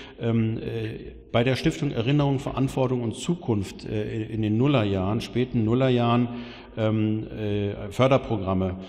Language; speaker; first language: German; native; German